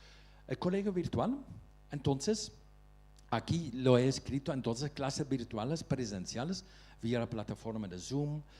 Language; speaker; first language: Spanish; non-native, fluent; Dutch